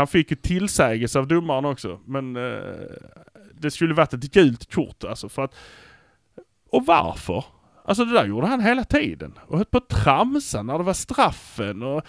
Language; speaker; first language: Swedish; native; Swedish